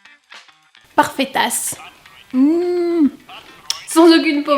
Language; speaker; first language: French; native; French